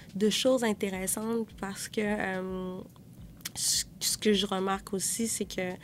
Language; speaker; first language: French; native; French